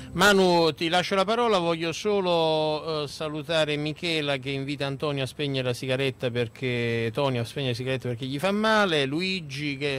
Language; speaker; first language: Italian; native; Italian